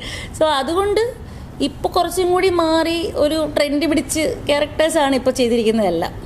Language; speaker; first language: Malayalam; native; Malayalam